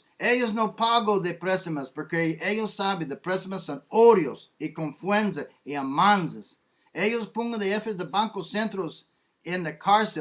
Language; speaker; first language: Spanish; non-native, learner; English